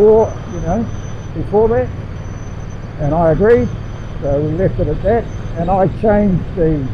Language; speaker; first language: English; native; English